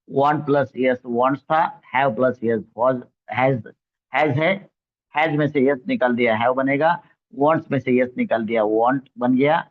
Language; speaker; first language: Hindi; non-native, local second language; Marathi